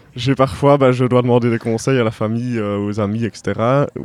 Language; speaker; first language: French; native; French